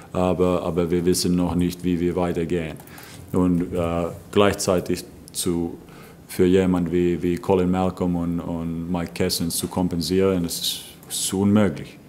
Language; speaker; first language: German; non-native, fluent; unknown